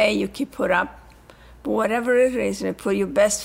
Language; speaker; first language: English; non-native, fluent; Italian